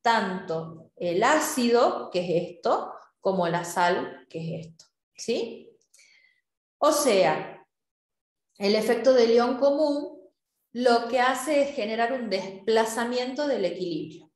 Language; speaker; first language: Spanish; native; Spanish